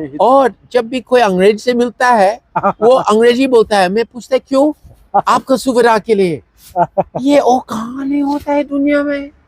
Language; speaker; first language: Hindi; non-native, fluent; English